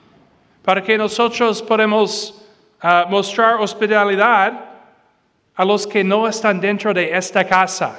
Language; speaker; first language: Spanish; non-native, fluent; English